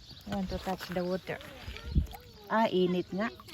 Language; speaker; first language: English; non-native, local second language; Filipino